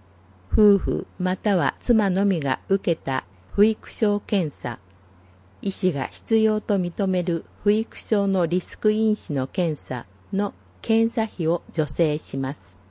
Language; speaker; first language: Japanese; native; Japanese